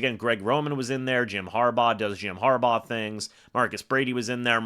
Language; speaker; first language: English; native; English